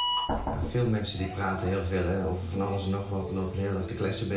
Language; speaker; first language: Dutch; native; Dutch